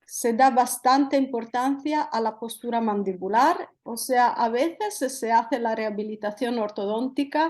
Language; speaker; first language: Spanish; non-native, fluent; Italian